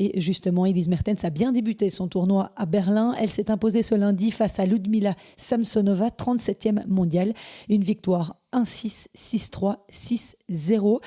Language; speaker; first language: French; native; French